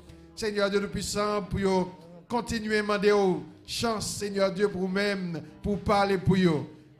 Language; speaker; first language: French; non-native, local second language; Haitian Creole